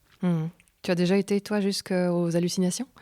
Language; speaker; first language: French; native; French